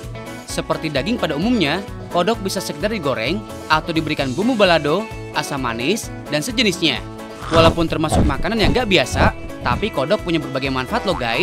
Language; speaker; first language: Indonesian; native; Indonesian